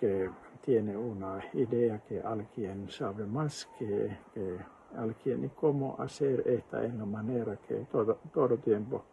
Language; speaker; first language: Spanish; non-native, fluent; Finnish